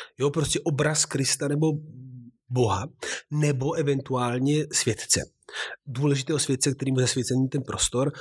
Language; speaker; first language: Czech; native; Czech